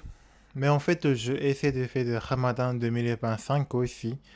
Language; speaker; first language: French; non-native, learner; Japanese